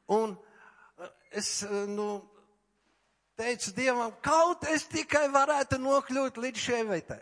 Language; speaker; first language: Latvian; native; Latvian